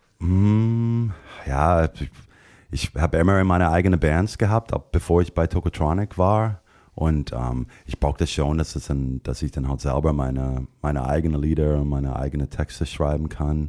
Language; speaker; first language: German; non-native, fluent; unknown